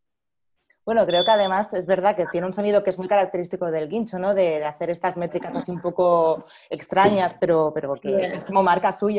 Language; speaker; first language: Spanish; native; Spanish